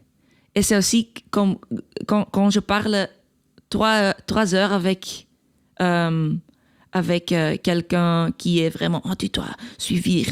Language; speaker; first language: French; non-native, local second language; Dutch